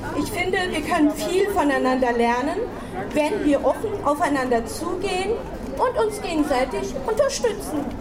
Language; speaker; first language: German; native; German